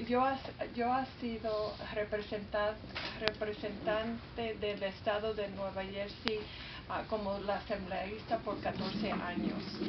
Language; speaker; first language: Spanish; early bilingual, heritage; Spanish